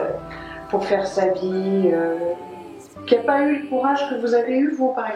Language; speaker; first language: French; native; French